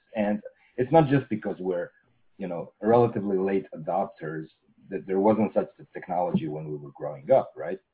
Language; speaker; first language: English; non-native, fluent; Russian